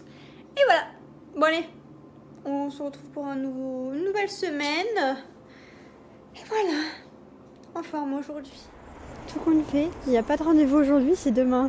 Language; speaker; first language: French; native; French